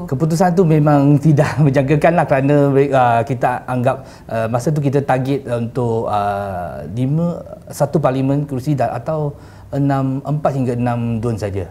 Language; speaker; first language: Malay; native; Malay